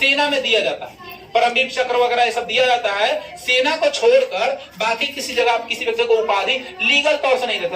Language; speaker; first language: Hindi; native; Hindi